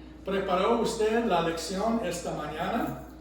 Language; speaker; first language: Spanish; non-native, fluent; English